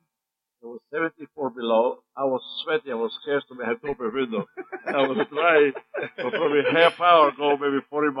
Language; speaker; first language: English; non-native, fluent; Croatian